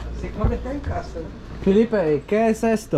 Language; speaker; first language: Spanish; non-native, learner; Polish